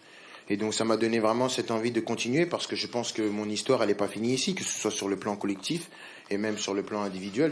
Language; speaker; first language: French; native; French